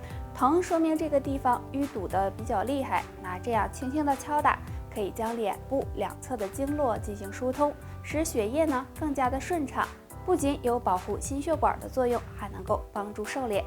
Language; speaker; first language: Chinese; native; Chinese